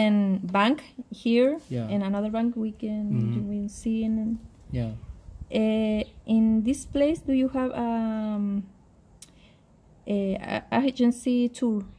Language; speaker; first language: English; non-native, learner; Spanish